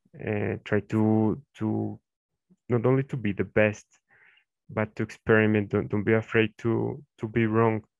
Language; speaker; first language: English; non-native, fluent; Spanish